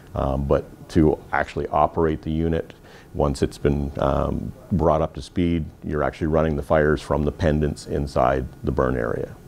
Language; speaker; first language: English; native; English